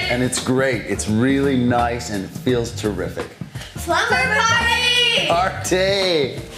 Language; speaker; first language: English; native; English